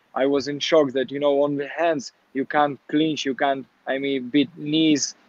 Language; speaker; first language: English; non-native, learner; Ukrainian